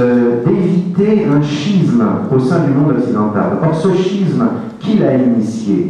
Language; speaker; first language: French; native; French